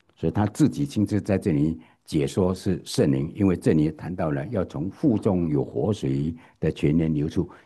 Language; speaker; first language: Chinese; native; Chinese